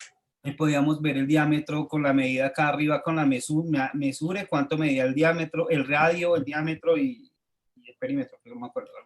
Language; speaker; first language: Spanish; native; Spanish